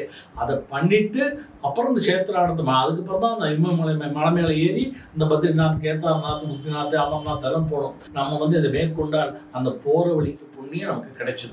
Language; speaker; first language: Tamil; native; Tamil